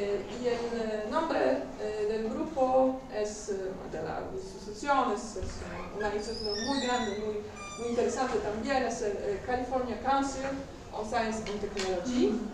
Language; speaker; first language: Spanish; non-native, learner; Polish